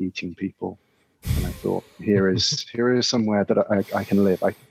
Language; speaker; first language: English; native; English